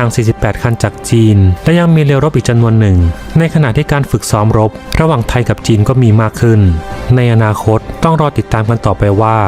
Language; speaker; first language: Thai; native; Thai